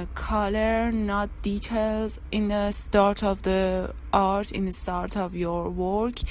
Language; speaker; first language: English; non-native, learner; Persian